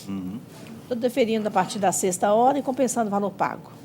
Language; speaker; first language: Portuguese; native; Portuguese